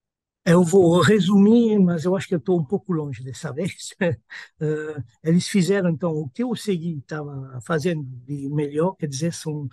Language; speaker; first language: Portuguese; non-native, fluent; French